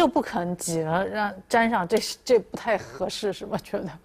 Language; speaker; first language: Chinese; native; Chinese